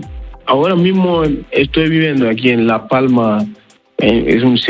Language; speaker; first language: Spanish; non-native, learner; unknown